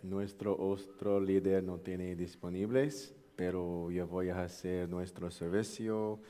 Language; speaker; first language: Spanish; non-native, learner; English